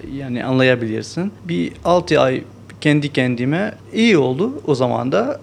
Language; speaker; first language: Turkish; non-native, learner; Arabic